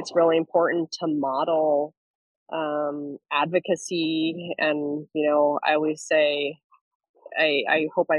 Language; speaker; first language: English; native; English